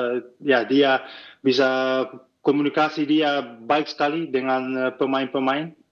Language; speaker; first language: Indonesian; non-native, fluent; Dutch